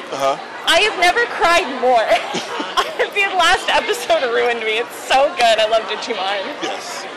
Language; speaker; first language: English; native; English